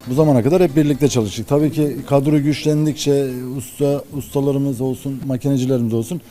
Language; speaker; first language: Turkish; native; Turkish